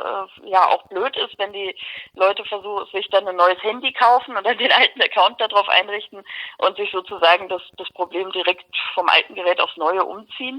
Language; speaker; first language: German; native; German